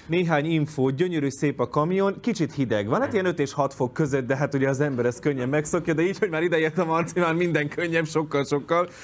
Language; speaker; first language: Hungarian; native; Hungarian